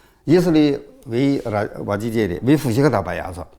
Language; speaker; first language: Russian; non-native, learner; Chinese